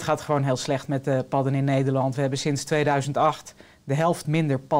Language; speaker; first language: Dutch; native; Dutch